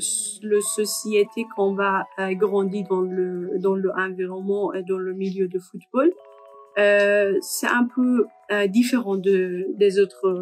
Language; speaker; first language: French; non-native, learner; Persian